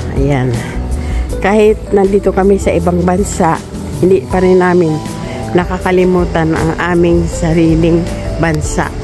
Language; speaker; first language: Filipino; native; Filipino